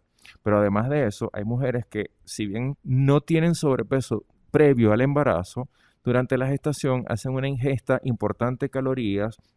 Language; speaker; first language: Spanish; native; Spanish